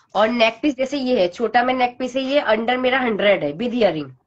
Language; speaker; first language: Hindi; native; Hindi